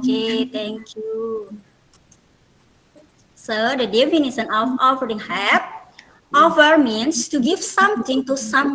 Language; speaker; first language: English; non-native, fluent; Indonesian